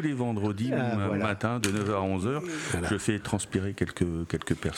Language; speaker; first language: French; native; French